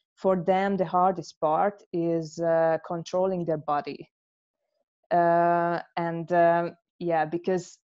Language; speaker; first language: English; non-native, fluent; Hungarian